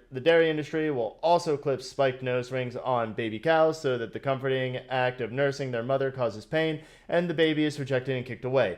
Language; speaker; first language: English; native; English